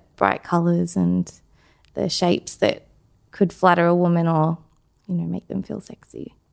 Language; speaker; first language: English; native; English